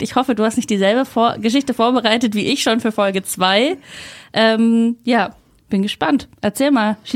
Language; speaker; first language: German; native; German